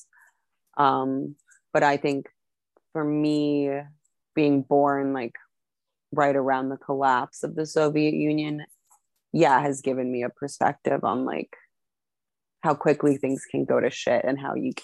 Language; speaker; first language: English; native; English